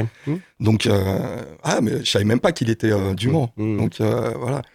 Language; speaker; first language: French; native; French